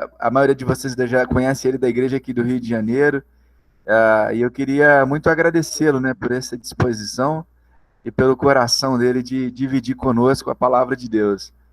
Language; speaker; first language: Portuguese; native; Portuguese